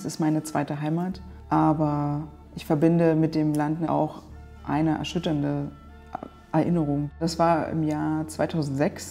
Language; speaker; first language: German; native; German